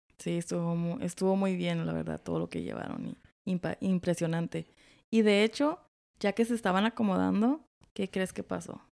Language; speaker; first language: Spanish; early bilingual, heritage; Spanish